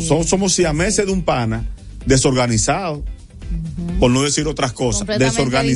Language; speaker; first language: Spanish; native; Spanish